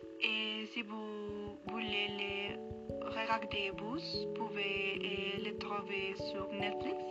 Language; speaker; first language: French; non-native, learner; Spanish